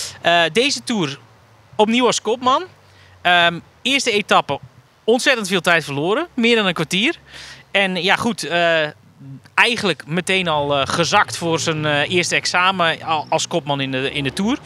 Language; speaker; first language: Dutch; native; Dutch